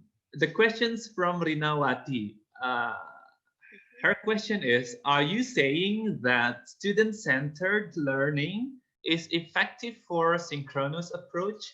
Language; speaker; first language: English; non-native, fluent; Indonesian